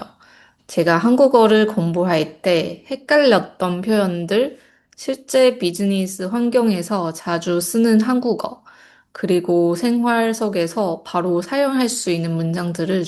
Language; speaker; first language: Korean; non-native, fluent; Chinese